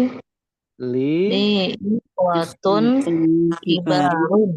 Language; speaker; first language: Arabic; non-native, learner; Indonesian